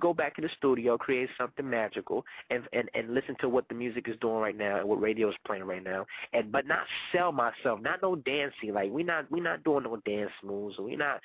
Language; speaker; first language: English; non-native, fluent; Spanish